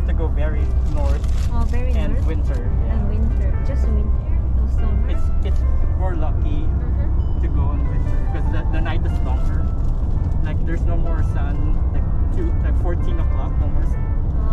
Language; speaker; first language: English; non-native, learner; Korean